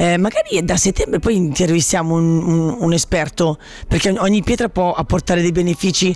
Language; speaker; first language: Italian; native; Italian